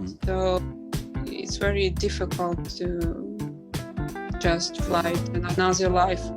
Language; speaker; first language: English; non-native, learner; Ukrainian